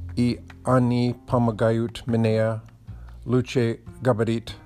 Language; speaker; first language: Russian; non-native, learner; English